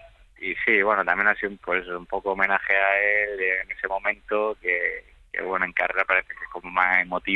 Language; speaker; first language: Spanish; native; Spanish